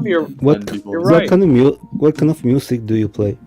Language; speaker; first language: English; non-native, fluent; Spanish